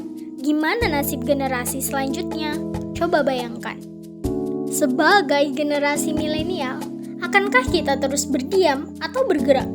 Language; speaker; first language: Indonesian; native; Indonesian